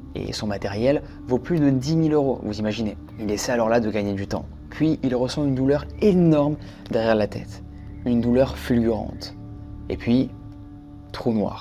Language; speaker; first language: French; native; French